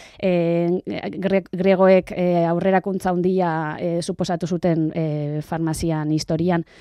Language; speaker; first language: Basque; native; Basque